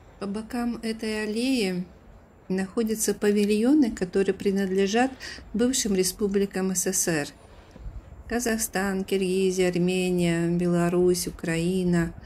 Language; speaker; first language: Russian; native; Russian